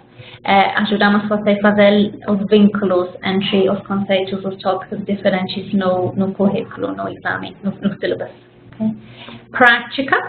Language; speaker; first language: Portuguese; non-native, fluent; English